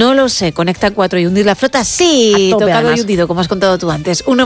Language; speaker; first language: Spanish; native; Spanish